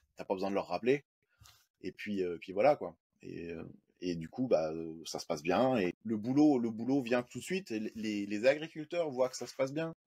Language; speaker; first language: French; native; French